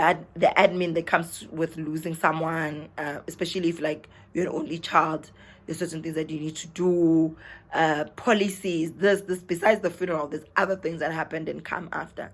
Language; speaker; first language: English; non-native, local second language; Zulu